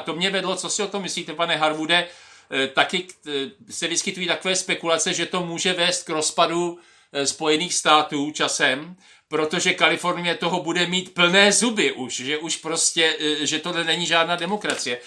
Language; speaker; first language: Czech; native; Czech